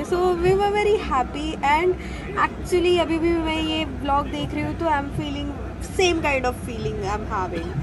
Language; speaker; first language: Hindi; non-native, local second language; Marathi